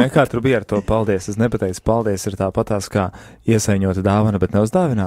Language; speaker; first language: Latvian; native; Latvian